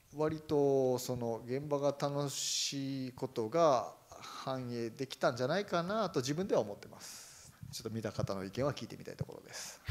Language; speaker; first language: Japanese; native; Japanese